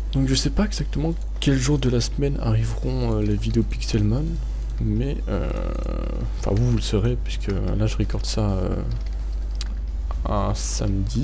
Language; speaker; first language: French; native; French